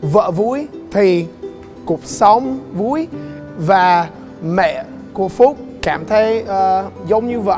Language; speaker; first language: Vietnamese; non-native, learner; English